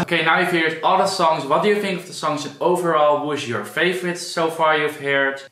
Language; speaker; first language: English; non-native, fluent; Dutch